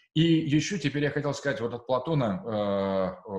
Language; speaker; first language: Russian; native; Russian